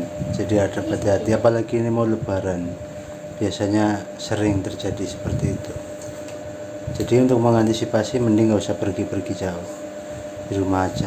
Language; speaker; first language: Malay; non-native, local second language; Javanese